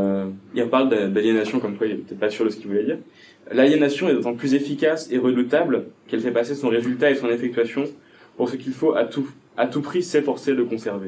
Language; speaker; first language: French; native; French